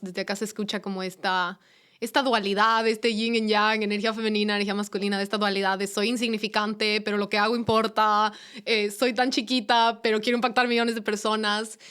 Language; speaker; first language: Spanish; native; Spanish